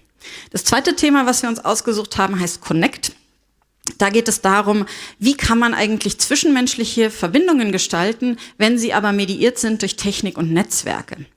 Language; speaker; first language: German; native; German